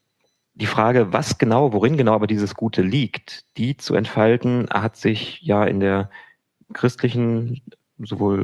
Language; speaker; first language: German; native; German